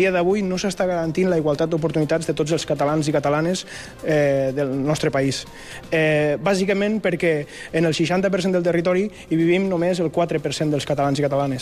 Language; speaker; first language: Catalan; native; Catalan